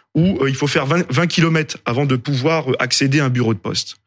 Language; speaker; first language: French; native; French